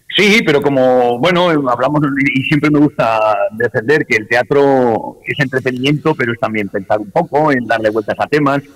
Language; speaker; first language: Spanish; native; Spanish